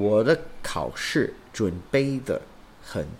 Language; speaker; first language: Chinese; non-native, learner; English